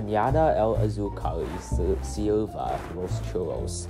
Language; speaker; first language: Spanish; non-native, learner; English